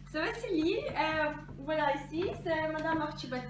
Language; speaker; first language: French; non-native, fluent; Russian